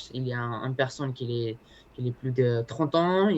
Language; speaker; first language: French; non-native, learner; Spanish